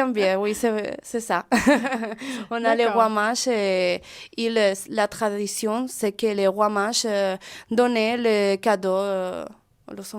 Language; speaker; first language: French; non-native, learner; Spanish